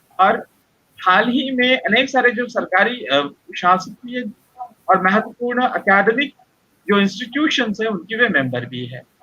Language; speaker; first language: Hindi; non-native, local second language; Marathi